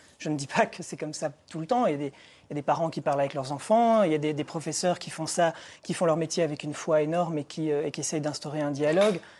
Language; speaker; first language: French; native; French